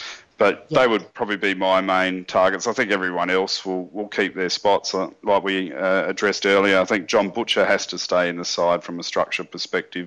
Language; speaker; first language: English; native; English